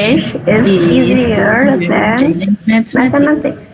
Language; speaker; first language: English; non-native, learner; Indonesian